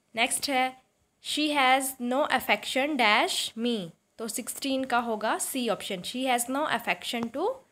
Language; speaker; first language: Hindi; native; Hindi